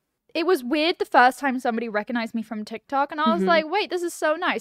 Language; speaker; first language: English; native; English